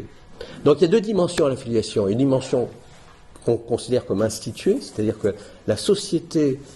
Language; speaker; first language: French; native; French